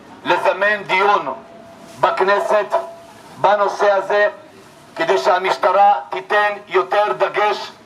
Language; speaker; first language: Hebrew; non-native, fluent; Amharic